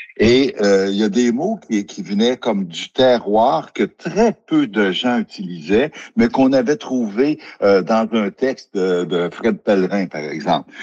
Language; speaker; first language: French; native; French